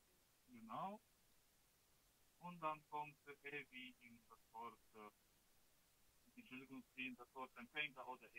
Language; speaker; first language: German; non-native, learner; Russian